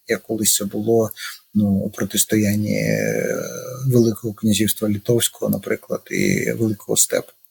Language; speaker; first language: Ukrainian; native; Ukrainian